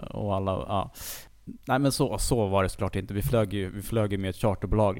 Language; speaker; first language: Swedish; native; Swedish